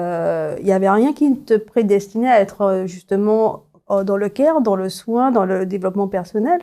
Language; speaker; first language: French; native; French